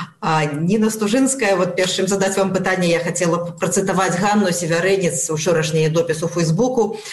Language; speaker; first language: Belarusian; native; Belarusian